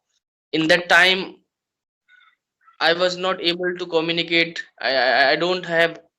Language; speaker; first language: English; non-native, learner; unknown